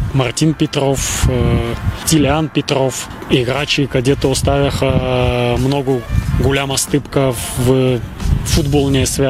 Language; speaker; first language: Bulgarian; early bilingual, heritage; Bulgarian